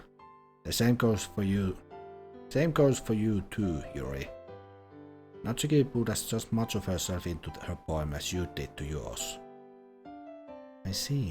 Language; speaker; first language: English; non-native, fluent; Finnish